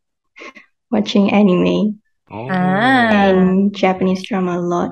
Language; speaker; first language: English; non-native, local second language; Malay